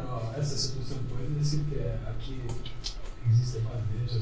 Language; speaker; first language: Spanish; non-native, learner; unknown